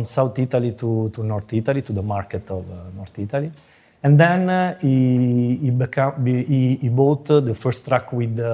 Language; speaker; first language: English; non-native, fluent; Italian